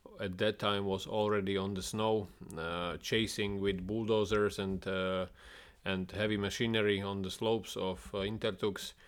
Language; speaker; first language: English; non-native, fluent; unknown